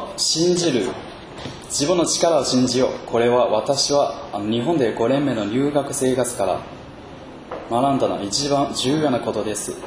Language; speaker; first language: Japanese; non-native, fluent; Chinese